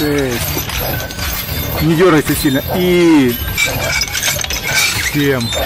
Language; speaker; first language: Russian; native; Russian